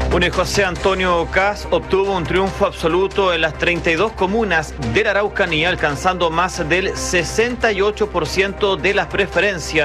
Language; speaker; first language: Spanish; native; Spanish